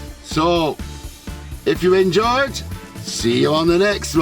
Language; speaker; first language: English; native; English